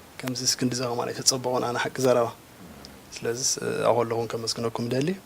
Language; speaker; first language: Tigrinya; native; Tigrinya